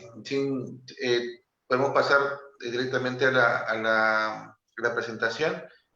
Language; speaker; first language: Spanish; native; Spanish